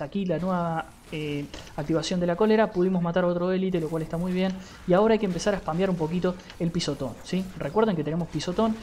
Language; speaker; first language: Spanish; native; Spanish